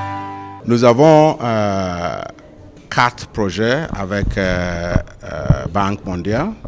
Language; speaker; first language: French; non-native, learner; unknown